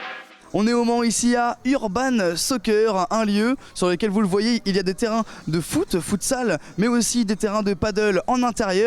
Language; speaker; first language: French; native; French